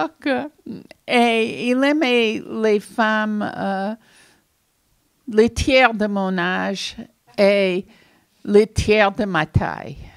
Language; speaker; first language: French; non-native, fluent; English